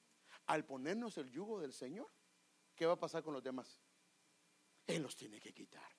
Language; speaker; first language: Spanish; native; Spanish